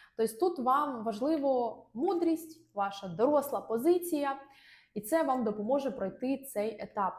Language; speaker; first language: Ukrainian; non-native, local second language; Russian